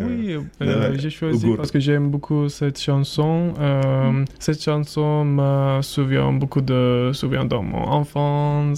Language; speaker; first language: French; non-native, learner; Turkish